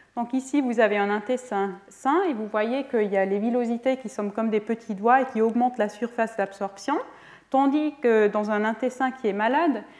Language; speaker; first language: French; non-native, fluent; Swiss German